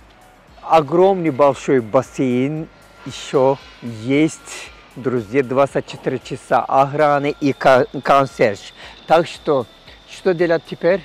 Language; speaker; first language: Russian; non-native, learner; Turkish